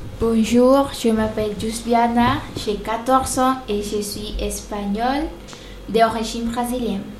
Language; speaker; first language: French; non-native, learner; Spanish